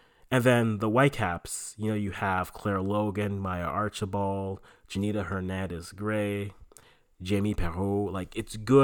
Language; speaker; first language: English; early bilingual, other home language; French